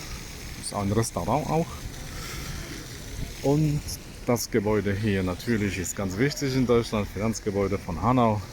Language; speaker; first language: German; non-native, fluent; Polish